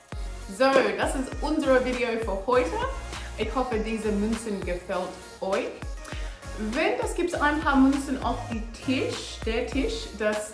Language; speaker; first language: German; non-native, learner; English